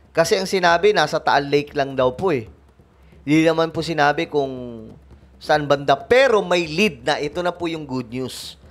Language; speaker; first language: Filipino; non-native, local second language; Cebuano